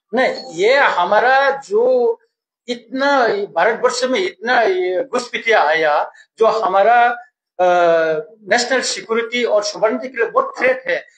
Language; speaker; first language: Hindi; non-native, local second language; Bangla